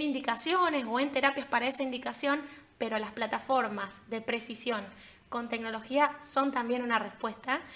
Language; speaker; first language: Spanish; native; Spanish